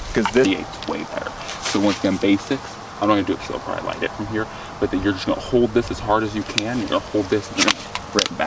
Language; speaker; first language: English; native; English